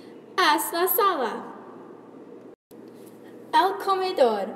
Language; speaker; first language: Spanish; non-native, learner; English